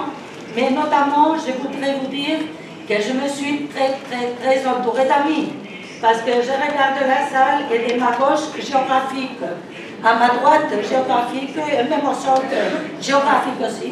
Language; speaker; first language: French; non-native, fluent; Spanish